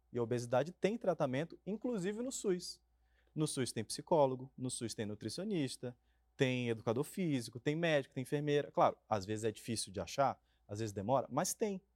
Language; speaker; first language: Portuguese; native; Portuguese